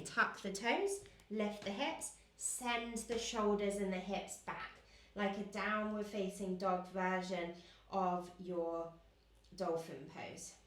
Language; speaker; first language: English; native; English